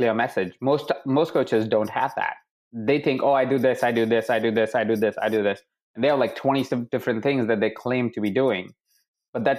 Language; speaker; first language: English; non-native, local second language; Hindi